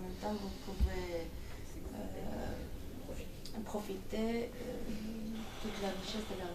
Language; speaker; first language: French; non-native, fluent; Armenian